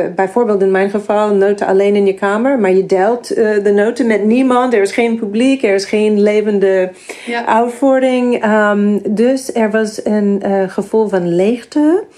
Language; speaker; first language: Dutch; non-native, fluent; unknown